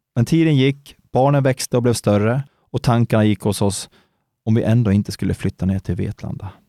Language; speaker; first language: Swedish; native; Swedish